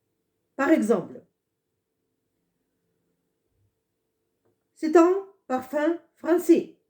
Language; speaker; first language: French; non-native, fluent; Russian